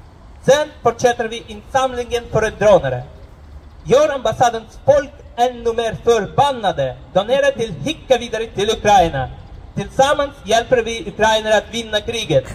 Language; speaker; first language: Swedish; non-native, fluent; Russian